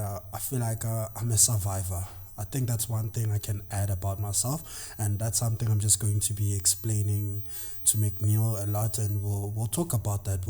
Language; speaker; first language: English; non-native, local second language; Zulu